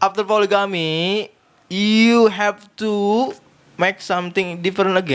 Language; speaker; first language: English; non-native, learner; Indonesian